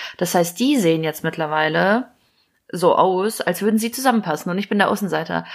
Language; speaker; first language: German; early bilingual, other home language; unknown